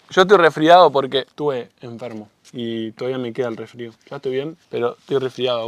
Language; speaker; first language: Spanish; native; Spanish